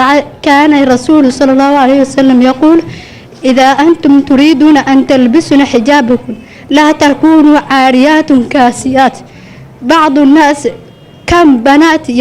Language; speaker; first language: Arabic; non-native, learner; Somali